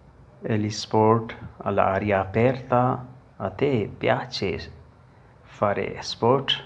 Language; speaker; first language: Italian; non-native, learner; Urdu